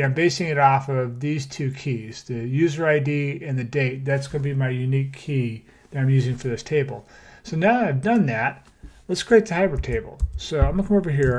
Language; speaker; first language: English; native; English